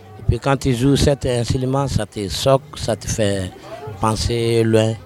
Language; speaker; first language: French; non-native, local second language; Mossi